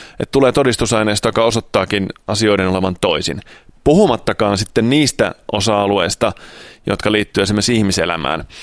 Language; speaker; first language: Finnish; early bilingual, other home language; Italian